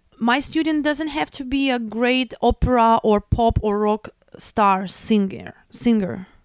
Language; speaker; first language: English; non-native, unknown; Russian